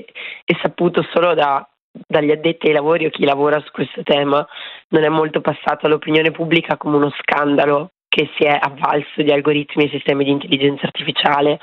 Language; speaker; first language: Italian; native; Italian